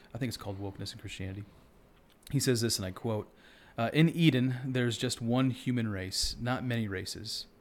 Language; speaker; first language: English; native; English